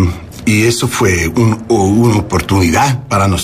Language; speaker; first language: Spanish; non-native, learner; English